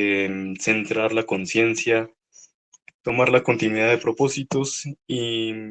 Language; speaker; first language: Spanish; native; Spanish